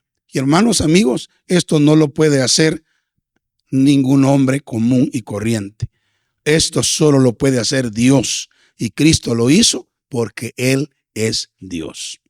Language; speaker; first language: Spanish; native; Spanish